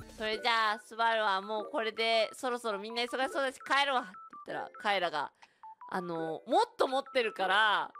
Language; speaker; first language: Japanese; native; Japanese